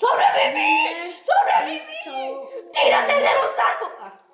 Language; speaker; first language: Spanish; native; Spanish